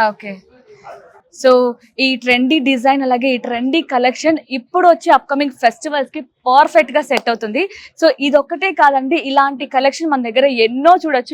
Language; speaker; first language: Telugu; native; Telugu